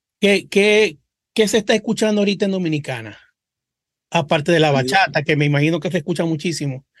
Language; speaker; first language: Spanish; native; Spanish